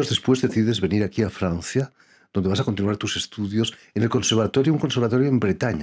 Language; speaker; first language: Spanish; native; Spanish